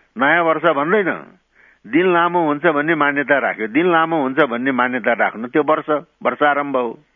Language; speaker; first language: Nepali; non-native, local second language; Gurung